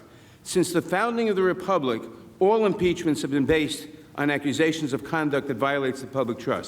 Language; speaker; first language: English; native; English